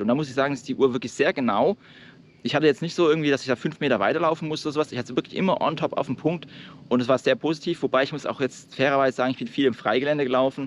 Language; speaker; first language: German; native; German